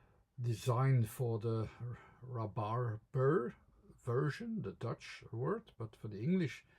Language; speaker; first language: English; non-native, fluent; Dutch